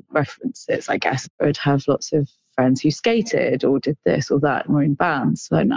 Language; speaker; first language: English; native; English